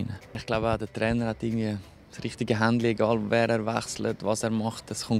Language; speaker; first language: German; native; German